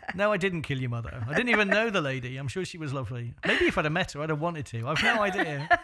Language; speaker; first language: English; native; English